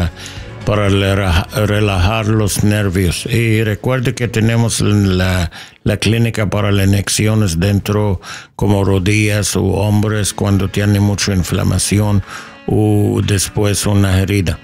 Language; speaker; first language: Spanish; non-native, learner; English